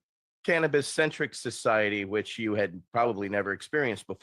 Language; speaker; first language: English; native; English